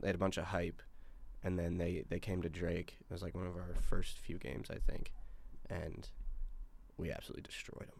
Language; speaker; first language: English; native; English